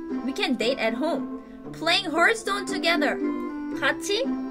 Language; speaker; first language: English; non-native, fluent; Korean